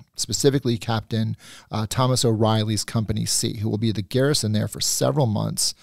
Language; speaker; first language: English; native; English